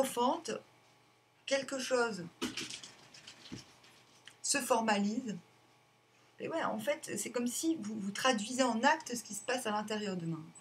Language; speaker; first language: French; native; French